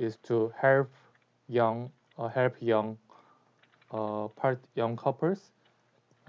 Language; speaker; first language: English; non-native, learner; Korean